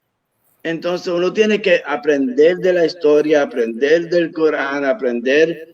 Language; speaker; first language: Spanish; early bilingual, heritage; Spanish